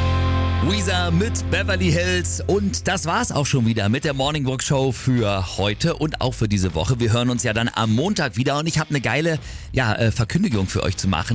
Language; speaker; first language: German; native; German